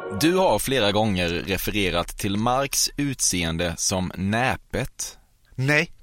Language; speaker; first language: Swedish; native; Swedish